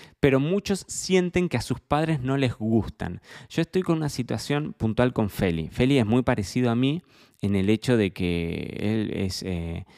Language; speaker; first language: Spanish; native; Spanish